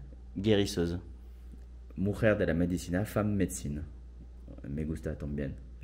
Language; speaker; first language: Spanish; non-native, learner; French